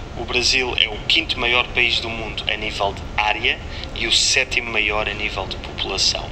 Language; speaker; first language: Portuguese; native; Portuguese